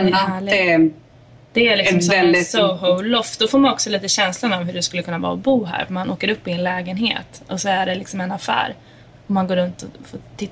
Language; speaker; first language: Swedish; native; Swedish